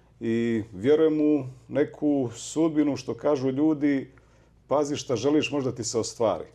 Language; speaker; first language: Serbian; native; Serbian